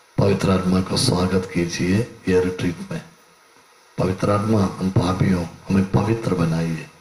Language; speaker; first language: Hindi; non-native, local second language; Malayalam